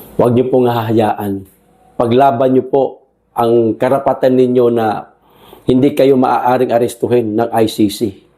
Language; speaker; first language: Filipino; non-native, local second language; Cebuano